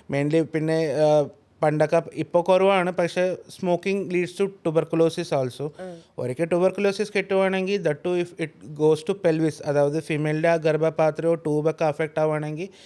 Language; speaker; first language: Malayalam; early bilingual, heritage; Malayalam